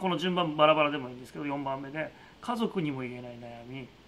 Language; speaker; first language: Japanese; native; Japanese